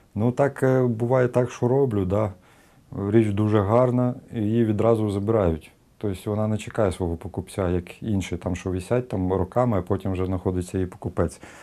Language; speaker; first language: Ukrainian; native; Ukrainian